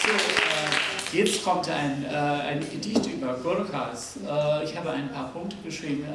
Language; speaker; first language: German; non-native, fluent; Nepali